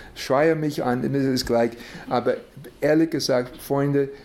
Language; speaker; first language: German; non-native, fluent; English